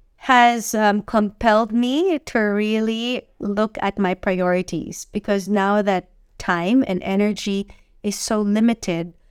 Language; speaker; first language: English; non-native, local second language; Filipino